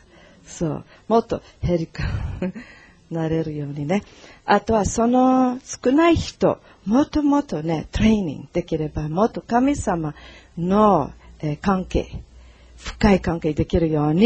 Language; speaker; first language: Japanese; non-native, learner; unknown